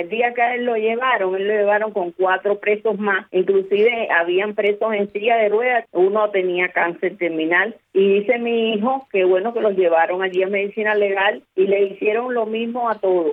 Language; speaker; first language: Spanish; native; Spanish